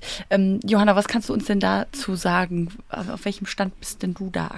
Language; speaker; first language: German; native; German